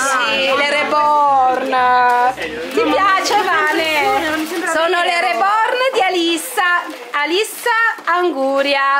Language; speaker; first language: Italian; native; Italian